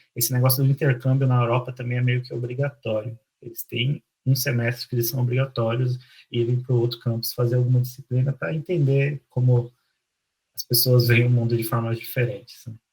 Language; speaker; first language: Portuguese; native; Portuguese